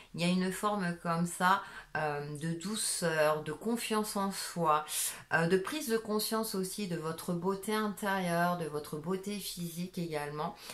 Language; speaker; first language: French; native; French